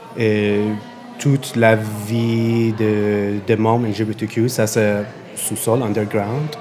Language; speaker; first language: French; non-native, fluent; Persian